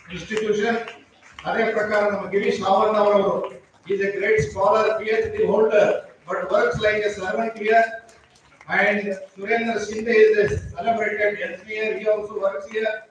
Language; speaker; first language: English; non-native, local second language; Kannada